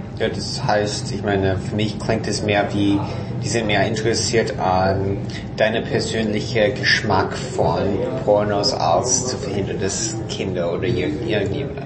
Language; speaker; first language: German; non-native, fluent; English